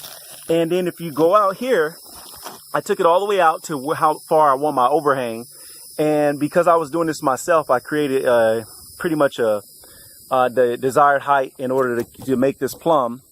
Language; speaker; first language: English; native; English